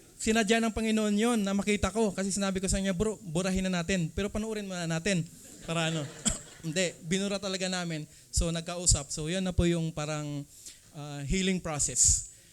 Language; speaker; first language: Filipino; non-native, local second language; Cebuano